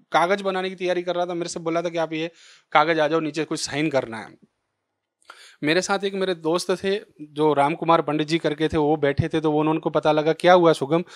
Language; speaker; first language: Hindi; native; Hindi